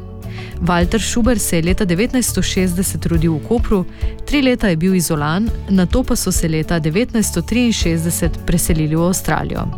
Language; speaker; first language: Slovenian; native; Slovenian